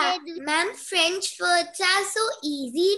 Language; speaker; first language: English; non-native, local second language; Hindi